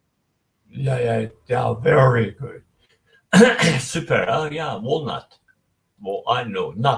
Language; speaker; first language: English; non-native, fluent; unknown